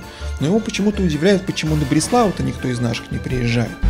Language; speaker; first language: Russian; native; Russian